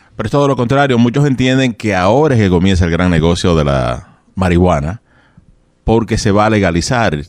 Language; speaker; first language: Spanish; native; Spanish